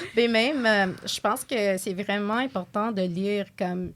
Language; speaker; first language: French; non-native, local second language; English